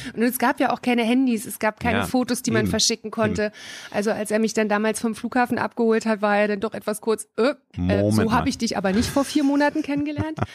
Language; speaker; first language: German; native; German